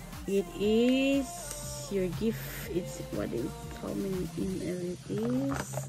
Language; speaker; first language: English; non-native, local second language; Filipino